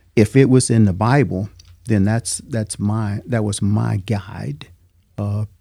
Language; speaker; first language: English; native; English